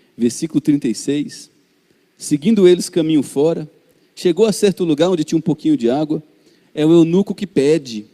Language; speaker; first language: Portuguese; native; Portuguese